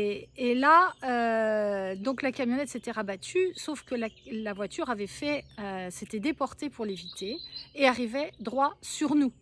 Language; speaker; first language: French; native; French